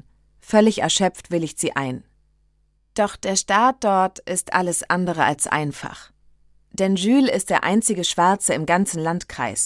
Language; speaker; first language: German; native; German